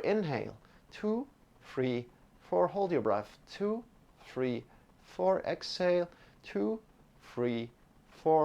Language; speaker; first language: English; non-native, fluent; German